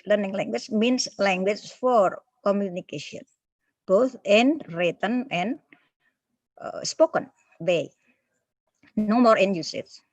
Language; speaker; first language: English; non-native, fluent; Indonesian